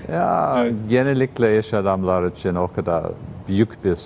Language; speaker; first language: Turkish; non-native, fluent; English